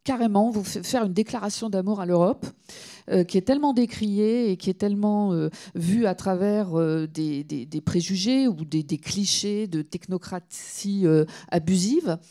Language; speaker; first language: French; native; French